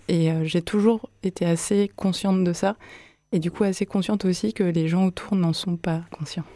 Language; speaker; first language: French; early bilingual, other home language; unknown